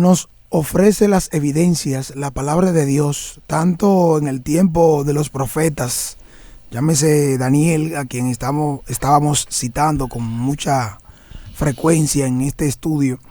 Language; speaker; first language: Spanish; native; Spanish